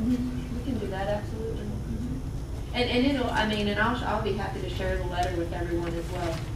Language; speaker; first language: English; native; English